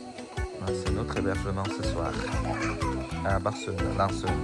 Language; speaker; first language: French; non-native, fluent; Vietnamese